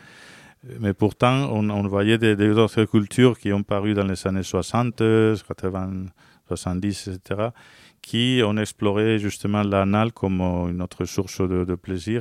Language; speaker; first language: French; non-native, fluent; Spanish